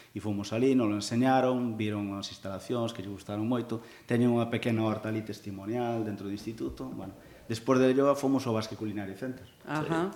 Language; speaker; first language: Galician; non-native, local second language; Spanish